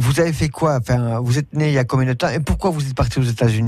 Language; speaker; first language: French; native; French